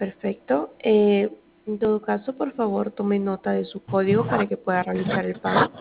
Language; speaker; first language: Spanish; native; Spanish